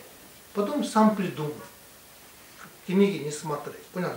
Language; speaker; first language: Russian; non-native, learner; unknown